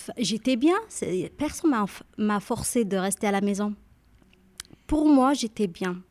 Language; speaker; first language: French; non-native, learner; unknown